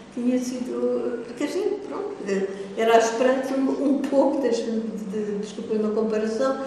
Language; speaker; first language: Portuguese; native; Portuguese